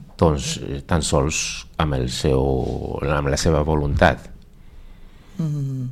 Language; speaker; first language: Catalan; non-native, fluent; Spanish